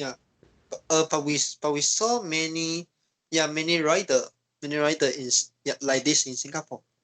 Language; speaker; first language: English; non-native, learner; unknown